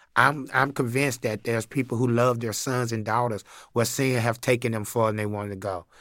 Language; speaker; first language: English; native; English